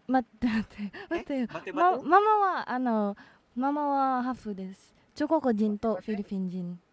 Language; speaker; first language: Japanese; non-native, learner; Filipino